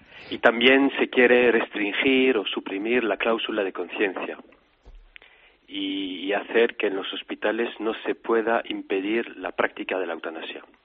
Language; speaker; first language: Spanish; non-native, fluent; French